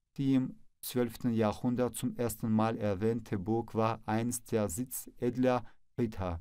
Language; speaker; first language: German; non-native, fluent; Russian